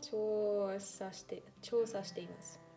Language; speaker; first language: Japanese; non-native, learner; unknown